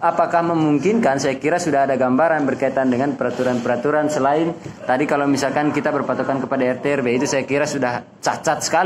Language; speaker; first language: Indonesian; native; Indonesian